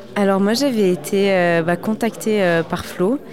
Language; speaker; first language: French; native; French